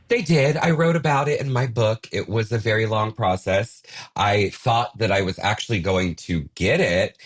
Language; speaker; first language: English; native; English